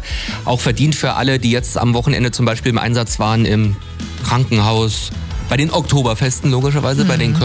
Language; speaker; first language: German; native; German